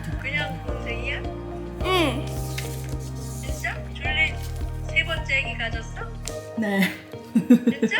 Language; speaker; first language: Korean; native; Korean